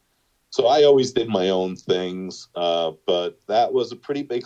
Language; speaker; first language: English; native; English